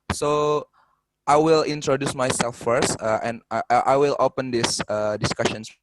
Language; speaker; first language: English; non-native, fluent; Indonesian